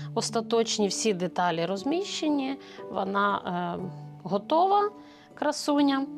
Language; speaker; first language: Ukrainian; native; Ukrainian